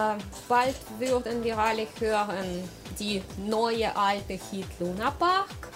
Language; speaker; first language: German; non-native, learner; Russian